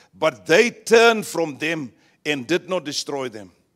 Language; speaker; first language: English; non-native, local second language; Afrikaans